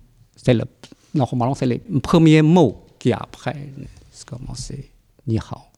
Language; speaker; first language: French; non-native, fluent; Chinese